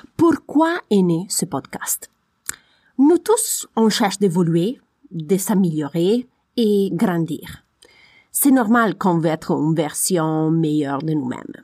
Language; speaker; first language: French; non-native, fluent; Italian